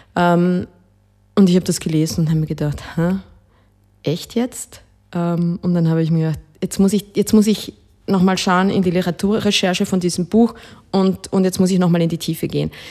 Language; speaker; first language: German; early bilingual, other home language; Spanish